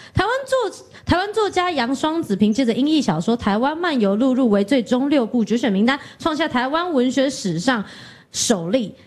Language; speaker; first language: Chinese; native; Chinese